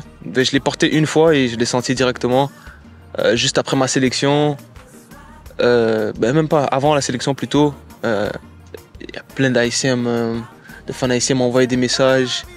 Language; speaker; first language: French; native; French